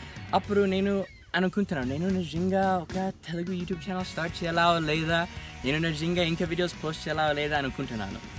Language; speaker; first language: Telugu; non-native, learner; English